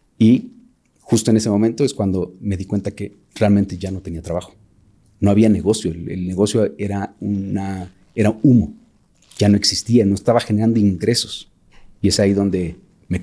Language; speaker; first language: Spanish; native; Spanish